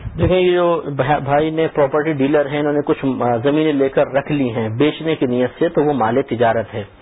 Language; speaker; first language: Urdu; native; Urdu